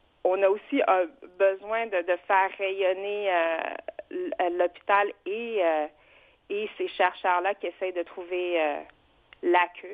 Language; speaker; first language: French; early bilingual, other home language; Vietnamese